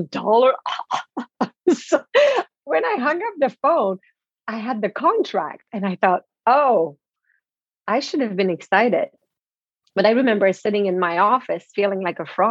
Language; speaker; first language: English; non-native, fluent; French